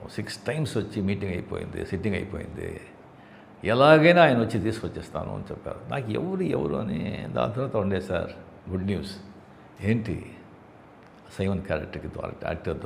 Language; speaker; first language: Telugu; non-native, local second language; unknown